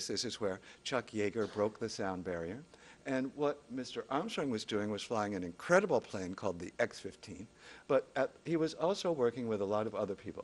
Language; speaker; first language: English; native; English